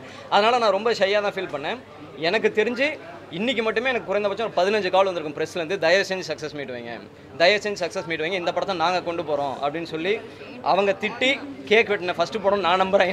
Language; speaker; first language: Tamil; native; Tamil